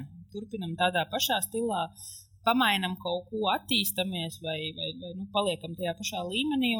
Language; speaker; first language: Latvian; native; Latvian